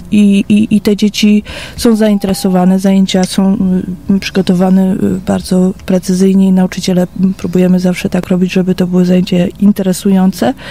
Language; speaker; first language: Polish; native; Polish